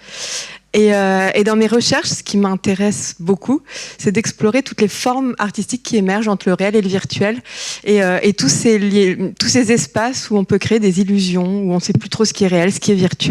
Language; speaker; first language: French; native; French